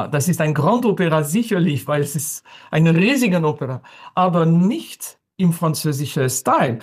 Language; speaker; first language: German; non-native, learner; French